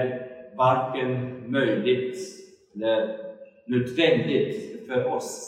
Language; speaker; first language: Swedish; non-native, fluent; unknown